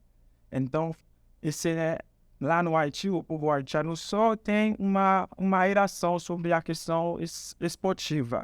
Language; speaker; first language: Portuguese; non-native, fluent; Haitian Creole